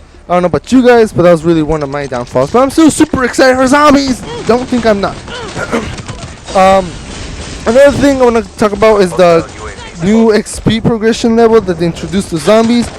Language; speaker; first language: English; native; English